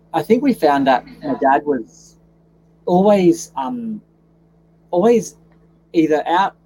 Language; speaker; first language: English; native; English